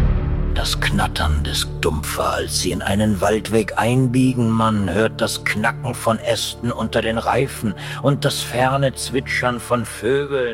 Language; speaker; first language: German; native; German